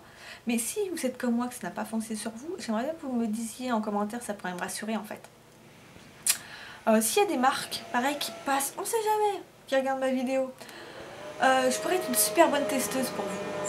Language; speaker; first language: French; native; French